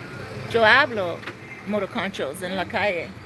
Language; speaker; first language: Spanish; non-native, learner; English